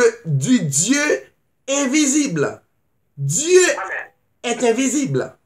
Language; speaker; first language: French; non-native, local second language; Haitian Creole